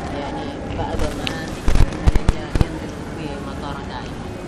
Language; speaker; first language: Arabic; non-native, learner; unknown